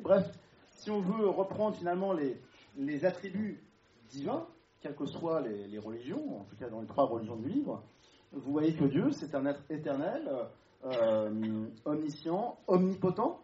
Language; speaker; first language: French; native; French